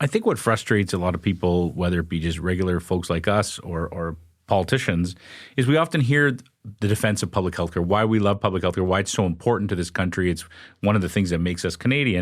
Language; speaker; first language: English; native; English